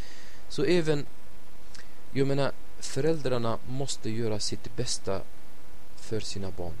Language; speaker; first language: Swedish; non-native, fluent; Arabic